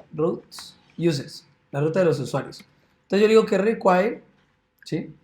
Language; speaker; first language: Spanish; native; Spanish